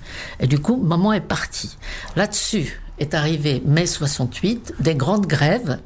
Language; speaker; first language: French; non-native, fluent; Czech